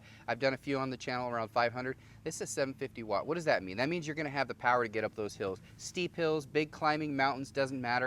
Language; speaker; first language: English; native; English